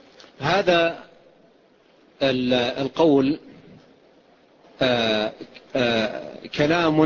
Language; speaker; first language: Arabic; native; Arabic